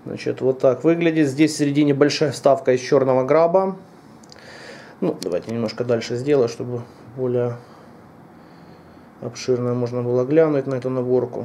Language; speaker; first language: Russian; native; Russian